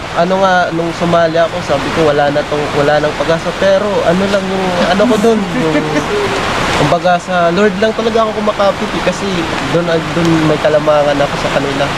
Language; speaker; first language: Filipino; non-native, local second language; Waray